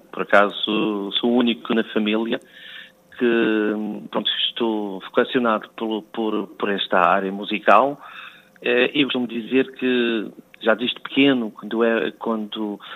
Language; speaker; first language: Portuguese; native; Portuguese